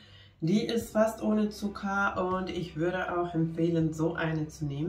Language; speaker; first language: German; non-native, fluent; Finnish